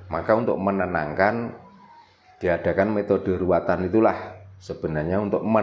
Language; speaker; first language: Indonesian; native; Indonesian